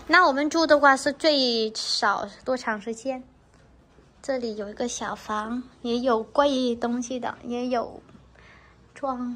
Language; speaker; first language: Chinese; non-native, fluent; Vietnamese